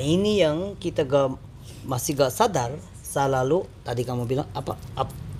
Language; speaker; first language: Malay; non-native, learner; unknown